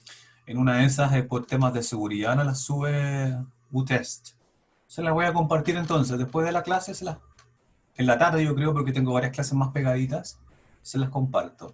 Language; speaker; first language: Spanish; native; Spanish